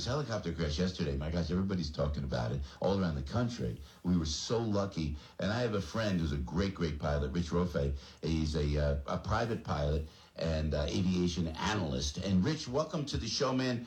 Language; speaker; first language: English; native; English